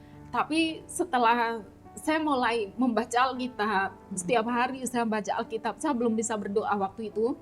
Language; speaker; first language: Indonesian; non-native, local second language; Javanese